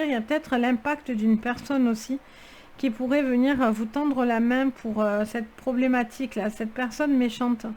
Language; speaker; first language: French; native; French